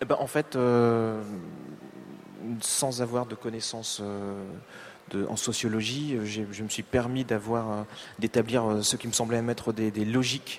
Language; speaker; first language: French; native; French